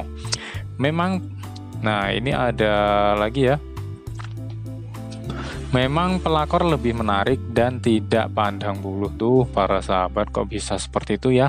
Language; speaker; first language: Indonesian; native; Indonesian